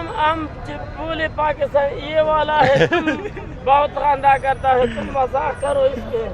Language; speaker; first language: Hindi; non-native, learner; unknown